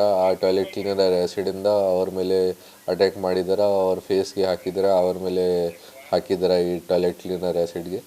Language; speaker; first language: Kannada; non-native, fluent; Hindi